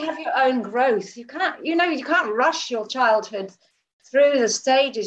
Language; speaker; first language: English; native; English